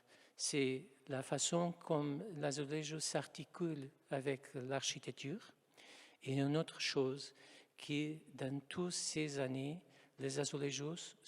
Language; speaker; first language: French; non-native, fluent; Portuguese